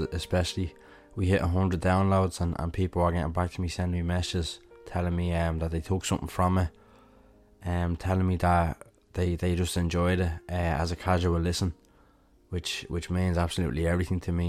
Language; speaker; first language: English; native; English